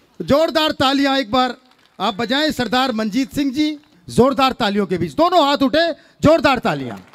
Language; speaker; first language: Hindi; native; Hindi